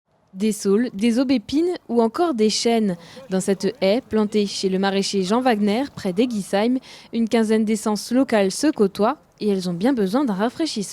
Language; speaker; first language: French; native; French